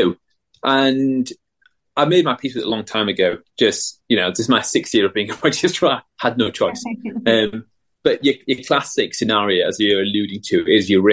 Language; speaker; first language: English; native; English